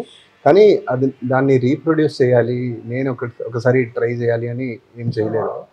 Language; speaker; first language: Telugu; non-native, fluent; Tamil